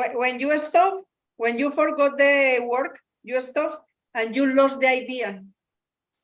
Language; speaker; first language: English; non-native, learner; Spanish